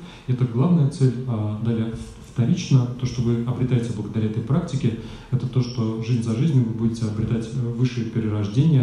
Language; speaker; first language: Russian; native; Russian